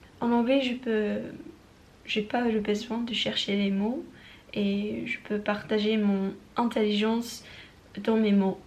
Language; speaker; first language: French; non-native, learner; English